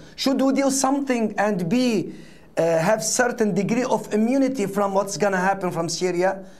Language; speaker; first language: English; non-native, fluent; Arabic